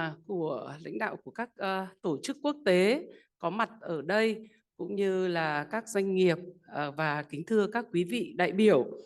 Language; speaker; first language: Vietnamese; native; Vietnamese